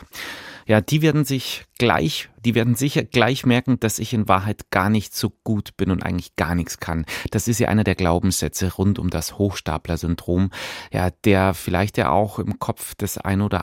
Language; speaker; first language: German; native; German